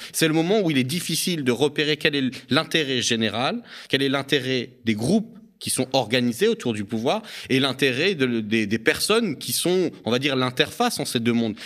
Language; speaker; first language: French; native; French